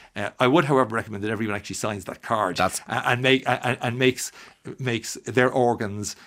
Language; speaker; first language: English; native; English